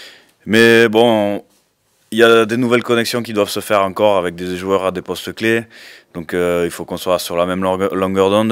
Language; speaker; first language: French; native; French